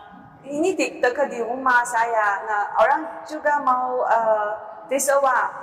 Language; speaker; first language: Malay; non-native, learner; Chinese